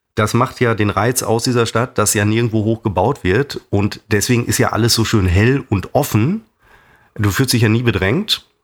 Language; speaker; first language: German; native; German